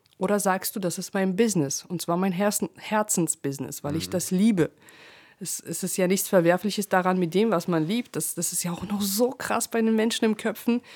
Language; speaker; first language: German; early bilingual, other home language; Russian